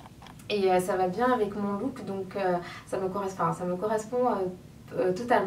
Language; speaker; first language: French; native; French